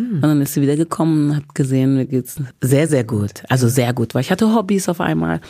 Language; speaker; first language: German; early bilingual, other home language; English